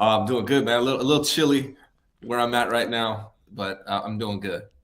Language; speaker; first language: English; native; English